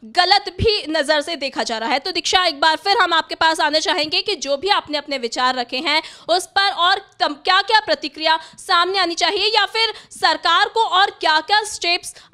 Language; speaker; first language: Hindi; native; Hindi